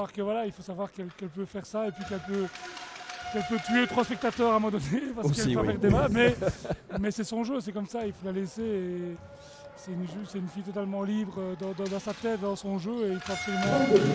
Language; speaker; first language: French; native; French